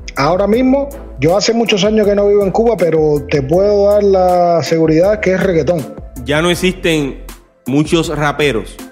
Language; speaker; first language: Spanish; native; Spanish